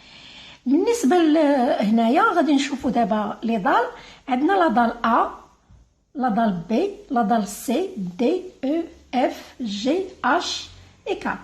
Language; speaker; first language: Arabic; native; Arabic